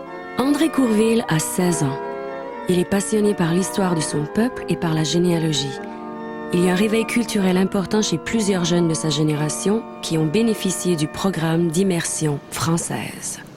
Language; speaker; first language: French; native; French